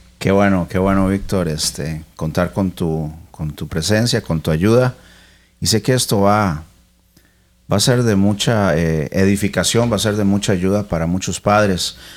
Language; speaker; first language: Spanish; early bilingual, heritage; Spanish